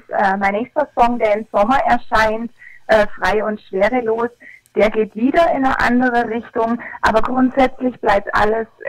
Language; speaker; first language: German; native; German